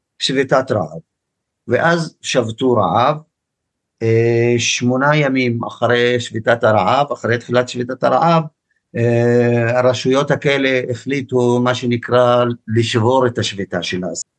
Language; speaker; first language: Hebrew; non-native, local second language; Arabic